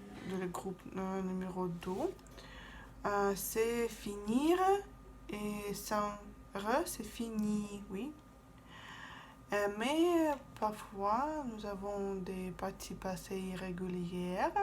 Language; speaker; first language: French; non-native, fluent; Russian